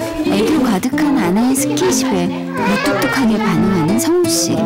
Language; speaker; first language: Korean; native; Korean